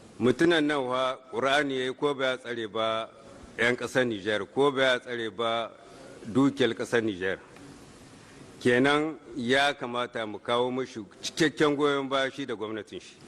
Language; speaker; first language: Hausa; native; Hausa